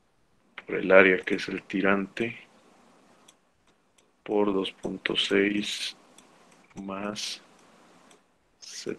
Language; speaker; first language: Spanish; native; Spanish